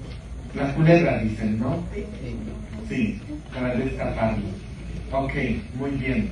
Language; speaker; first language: Spanish; non-native, fluent; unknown